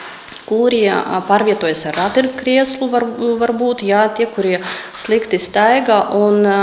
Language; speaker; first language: Latvian; non-native, local second language; Russian